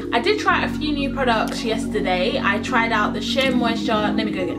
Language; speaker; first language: English; native; English